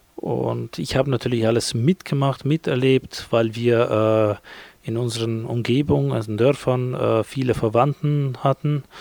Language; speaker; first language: German; non-native, fluent; Albanian